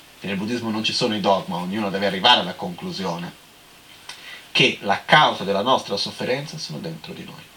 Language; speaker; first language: Italian; non-native, fluent; Portuguese